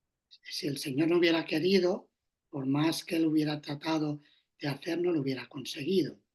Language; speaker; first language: Spanish; native; Spanish